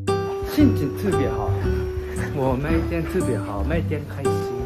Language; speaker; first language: Chinese; non-native, learner; Japanese